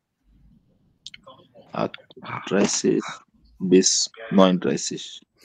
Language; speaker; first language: German; non-native, learner; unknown